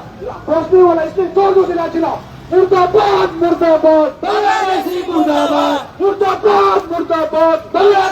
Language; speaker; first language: Hindi; non-native, local second language; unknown